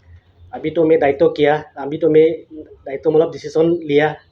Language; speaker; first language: Hindi; non-native, local second language; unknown